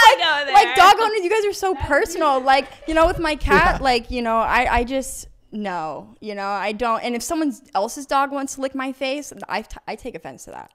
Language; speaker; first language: English; native; English